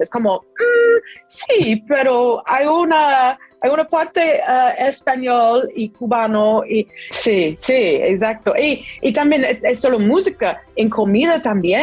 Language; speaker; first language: Spanish; non-native, fluent; English